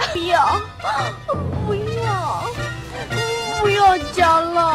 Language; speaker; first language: Chinese; non-native, learner; Ukrainian